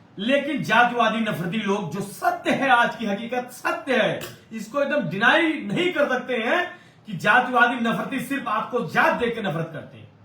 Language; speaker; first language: Hindi; native; Hindi